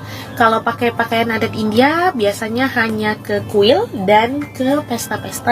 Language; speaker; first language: Indonesian; non-native, local second language; Tamil